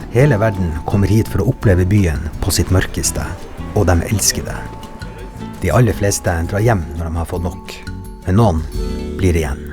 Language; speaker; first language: Norwegian; native; Norwegian